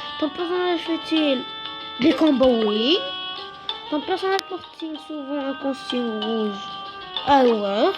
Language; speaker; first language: French; non-native, local second language; Arabic